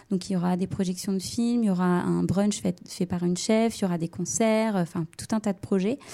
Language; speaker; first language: French; native; French